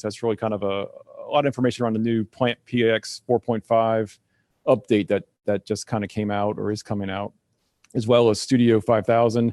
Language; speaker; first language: English; native; English